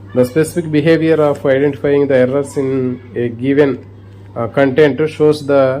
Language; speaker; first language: English; non-native, local second language; Telugu